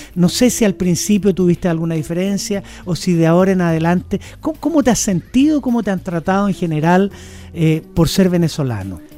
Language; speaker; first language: Spanish; native; Spanish